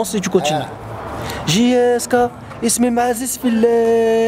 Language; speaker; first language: French; native; French